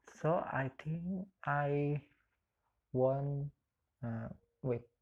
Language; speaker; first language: English; non-native, learner; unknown